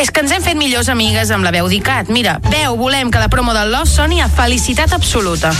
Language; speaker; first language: Catalan; native; Catalan